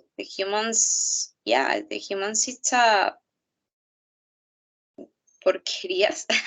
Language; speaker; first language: English; non-native, learner; Spanish